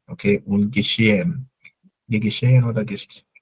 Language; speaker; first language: German; non-native, fluent; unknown